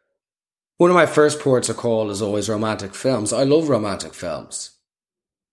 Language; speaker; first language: English; native; English